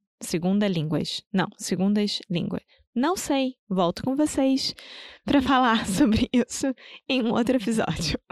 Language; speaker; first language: Portuguese; native; Portuguese